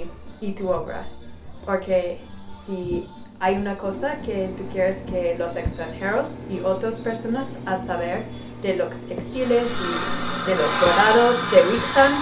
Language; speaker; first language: Spanish; non-native, learner; English